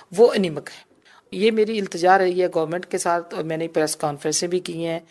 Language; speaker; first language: Urdu; non-native, local second language; Punjabi